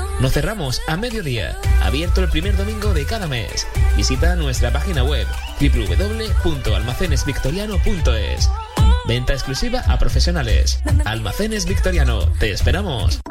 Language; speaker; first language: Spanish; native; Spanish